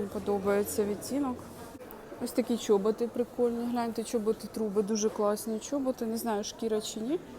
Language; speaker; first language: Ukrainian; native; Ukrainian